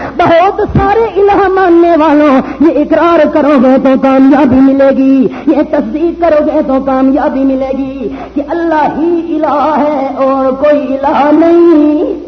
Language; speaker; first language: Urdu; non-native, local second language; Punjabi